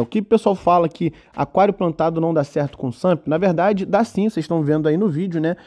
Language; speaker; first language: Portuguese; native; Portuguese